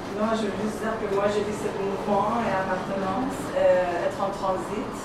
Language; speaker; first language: French; non-native, fluent; Persian